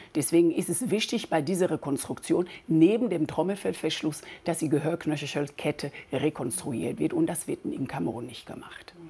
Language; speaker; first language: German; non-native, fluent; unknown